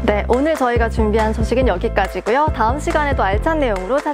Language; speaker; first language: Korean; native; Korean